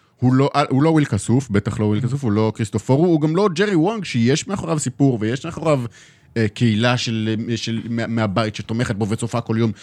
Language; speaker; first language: Hebrew; native; Hebrew